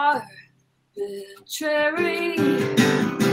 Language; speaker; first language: English; native; English